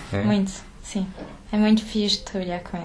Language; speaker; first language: Portuguese; early bilingual, heritage; French